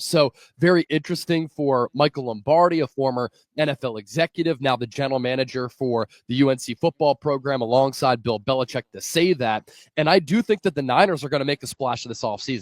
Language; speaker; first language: English; native; English